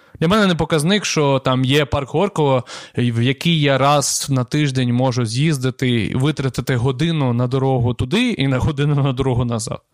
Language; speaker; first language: Ukrainian; non-native, local second language; Russian